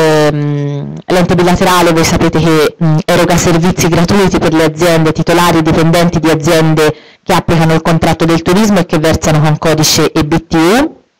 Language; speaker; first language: Italian; native; Italian